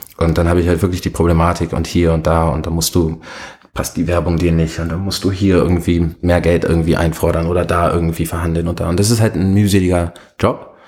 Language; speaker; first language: German; early bilingual, other home language; Arabic